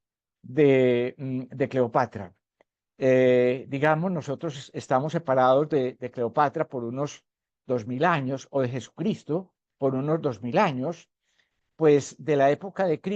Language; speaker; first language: Spanish; native; Spanish